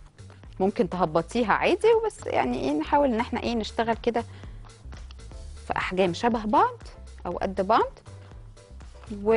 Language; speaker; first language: Arabic; native; Arabic